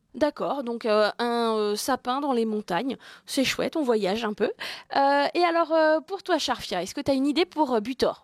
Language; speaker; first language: French; native; French